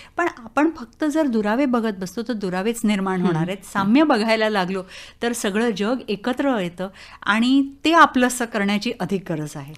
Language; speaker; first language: Marathi; native; Marathi